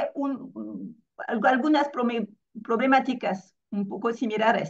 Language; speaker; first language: Spanish; non-native, fluent; French